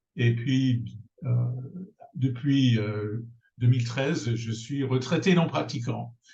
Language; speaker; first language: French; non-native, fluent; English